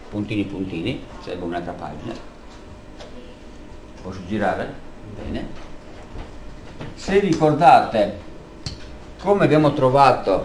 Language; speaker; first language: Italian; native; Italian